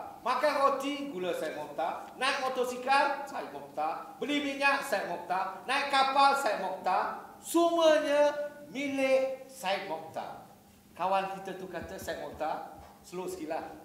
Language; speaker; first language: Malay; native; Malay